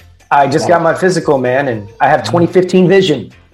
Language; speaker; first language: English; native; English